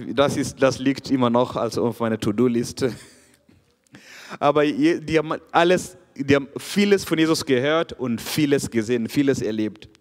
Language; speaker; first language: German; non-native, fluent; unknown